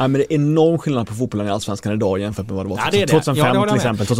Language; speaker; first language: Swedish; native; Swedish